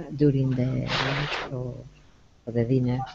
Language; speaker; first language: English; non-native, learner; Spanish